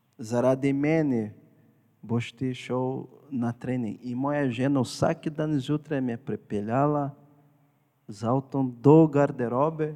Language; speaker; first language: Slovenian; non-native, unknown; Portuguese